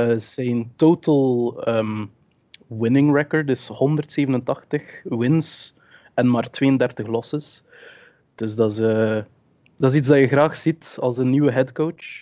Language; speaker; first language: Dutch; early bilingual, other home language; English